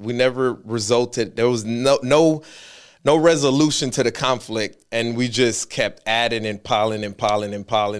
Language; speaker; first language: English; early bilingual, other home language; Spanish